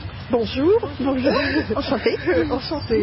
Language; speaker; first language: French; non-native, fluent; Russian